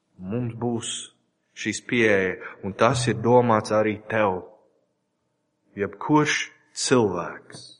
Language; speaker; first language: Latvian; non-native, learner; English